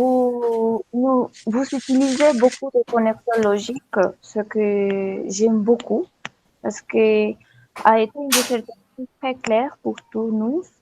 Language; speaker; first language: French; non-native, fluent; Spanish